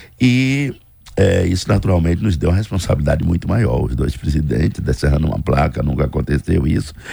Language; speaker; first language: Portuguese; native; Portuguese